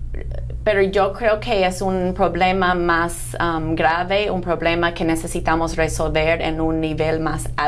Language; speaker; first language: Spanish; non-native, fluent; English